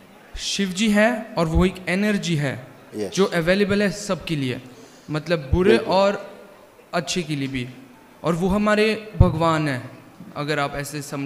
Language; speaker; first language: Hindi; early bilingual, heritage; Hindi